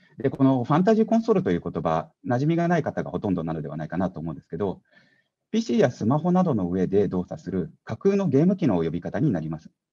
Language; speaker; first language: Japanese; native; Japanese